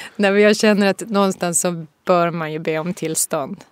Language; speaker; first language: Swedish; native; Swedish